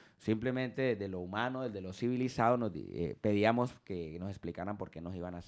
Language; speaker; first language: Spanish; native; Spanish